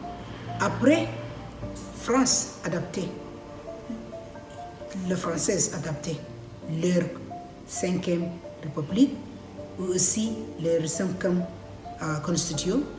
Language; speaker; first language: French; non-native, learner; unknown